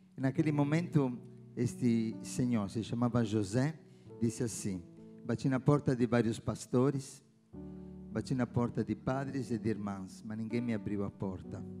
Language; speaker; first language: Portuguese; non-native, fluent; Italian